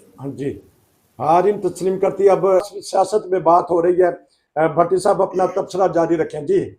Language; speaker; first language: Urdu; non-native, local second language; Punjabi